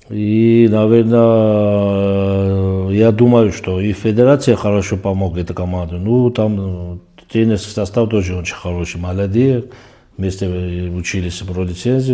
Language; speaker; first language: Russian; non-native, fluent; Georgian